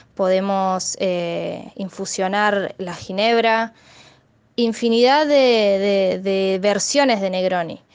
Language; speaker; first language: Spanish; native; Spanish